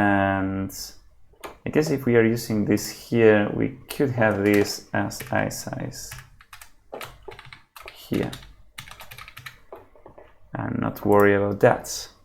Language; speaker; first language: English; non-native, fluent; Spanish